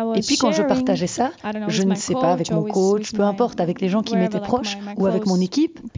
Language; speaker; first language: French; non-native, fluent; Ukrainian